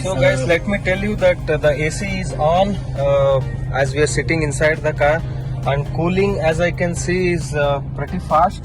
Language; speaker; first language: English; non-native, local second language; Kannada